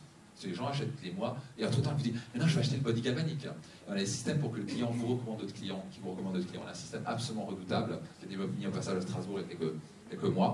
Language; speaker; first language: French; native; French